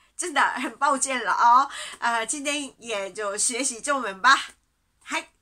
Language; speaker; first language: Chinese; non-native, learner; Japanese